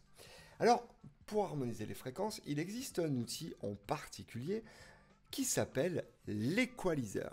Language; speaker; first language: French; native; French